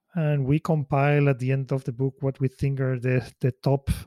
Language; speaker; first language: English; non-native, fluent; Spanish